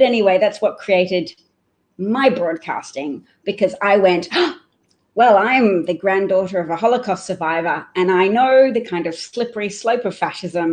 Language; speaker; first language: English; native; English